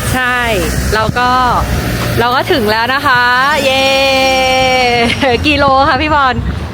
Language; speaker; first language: Thai; native; Thai